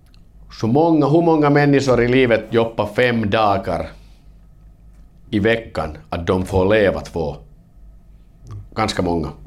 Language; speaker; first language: Swedish; non-native, learner; Finnish